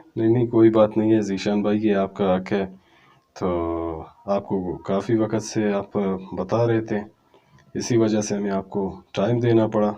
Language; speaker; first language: Urdu; non-native, local second language; Brahui